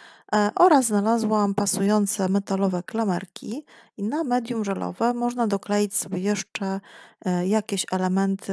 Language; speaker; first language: Polish; native; Polish